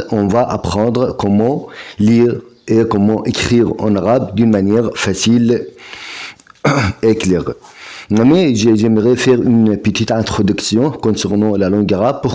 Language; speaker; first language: French; non-native, fluent; Arabic